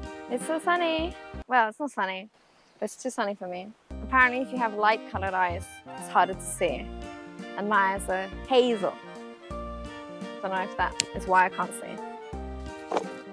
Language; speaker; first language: English; early bilingual, other home language; Japanese